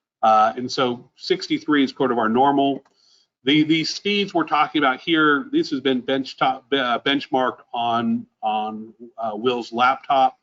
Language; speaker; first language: English; native; English